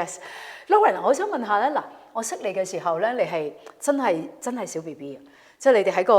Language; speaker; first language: Cantonese; native; Cantonese